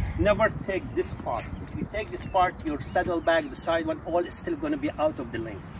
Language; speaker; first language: English; non-native, fluent; Arabic